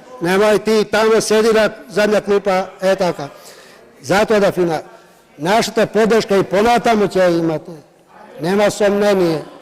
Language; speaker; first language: Macedonian; non-native, local second language; Albanian